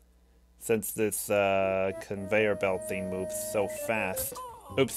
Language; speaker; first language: English; native; English